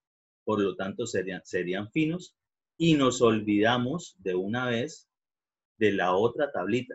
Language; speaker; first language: Spanish; native; Spanish